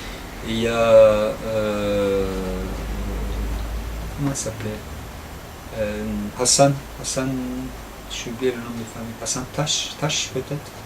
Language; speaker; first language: French; non-native, fluent; Turkish